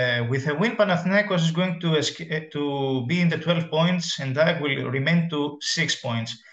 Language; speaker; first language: English; non-native, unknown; Greek